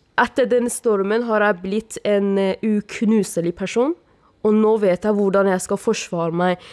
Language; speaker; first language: Norwegian; non-native, fluent; Persian